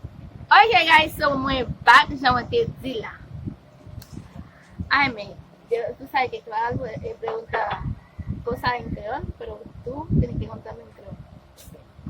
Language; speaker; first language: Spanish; non-native, fluent; Haitian Creole